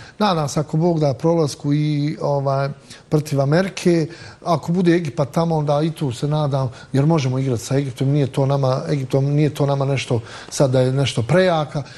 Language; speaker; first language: Serbian; native; Serbian